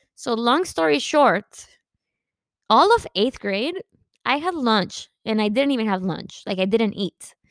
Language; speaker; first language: English; early bilingual, other home language; Spanish